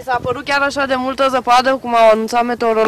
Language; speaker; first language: Romanian; native; Romanian